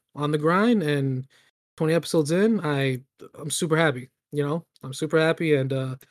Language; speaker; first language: English; native; English